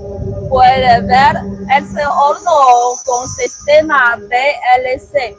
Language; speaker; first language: Spanish; non-native, learner; Chinese